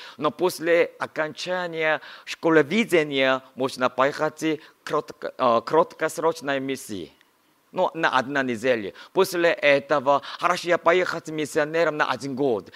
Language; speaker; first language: Russian; non-native, learner; Korean